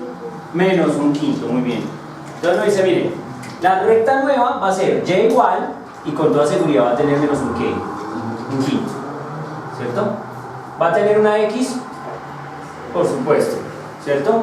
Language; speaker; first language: Spanish; native; Spanish